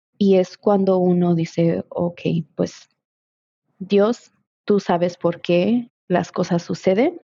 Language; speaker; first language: Spanish; early bilingual, heritage; Spanish